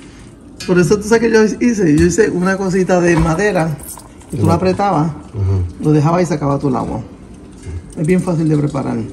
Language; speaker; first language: Spanish; native; Spanish